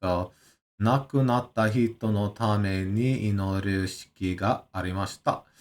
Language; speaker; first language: Japanese; non-native, learner; English